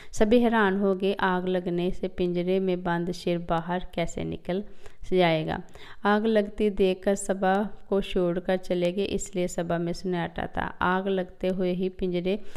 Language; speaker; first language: Hindi; non-native, local second language; Punjabi